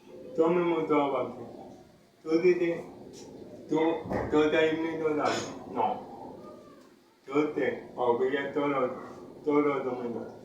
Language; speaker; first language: Spanish; non-native, learner; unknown